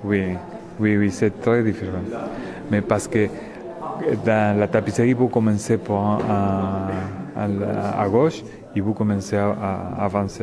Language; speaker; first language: French; non-native, learner; Spanish